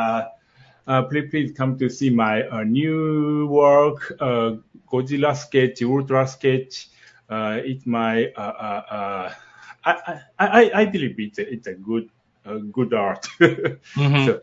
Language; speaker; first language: English; non-native, learner; Japanese